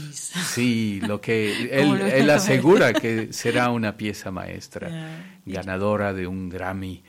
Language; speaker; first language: Spanish; native; Spanish